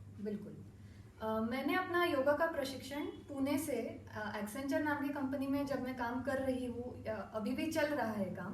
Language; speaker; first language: Hindi; non-native, local second language; Marathi